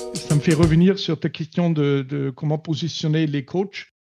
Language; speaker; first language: French; non-native, fluent; German